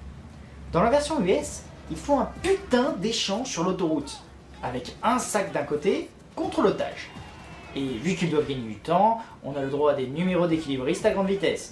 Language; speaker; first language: French; native; French